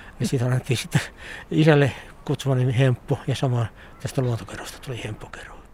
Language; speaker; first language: Finnish; native; Finnish